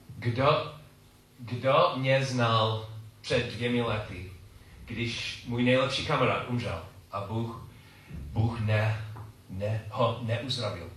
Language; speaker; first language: Czech; non-native, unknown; English